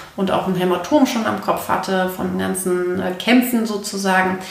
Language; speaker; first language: German; native; German